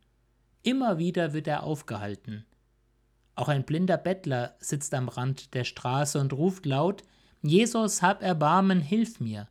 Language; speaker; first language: German; native; German